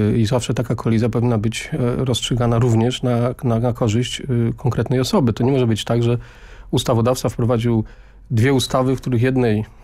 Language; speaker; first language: Polish; native; Polish